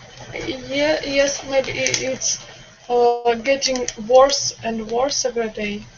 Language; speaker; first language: English; non-native, learner; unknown